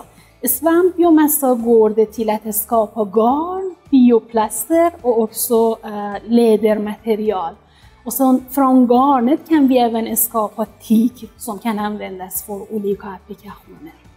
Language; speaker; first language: Swedish; non-native, fluent; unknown